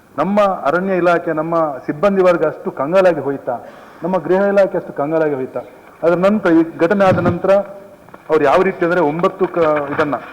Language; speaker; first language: Kannada; native; Kannada